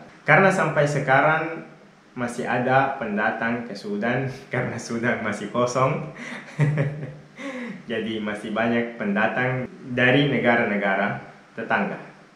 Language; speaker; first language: Indonesian; non-native, fluent; Arabic